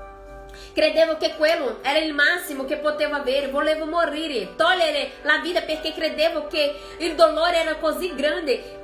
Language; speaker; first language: Italian; non-native, fluent; Portuguese